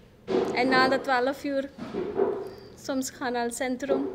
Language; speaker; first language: Dutch; non-native, learner; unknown